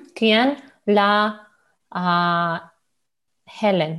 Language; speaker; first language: Spanish; non-native, learner; Russian